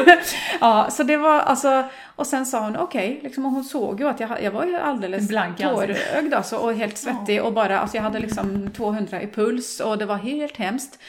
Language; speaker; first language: Swedish; non-native, fluent; Norwegian